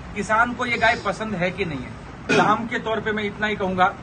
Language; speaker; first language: Hindi; non-native, local second language; Gujarati